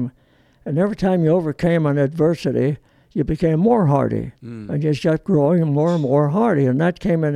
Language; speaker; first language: English; early bilingual, other home language; Italian